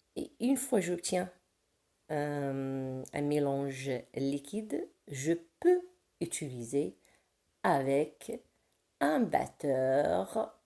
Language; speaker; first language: French; non-native, local second language; Arabic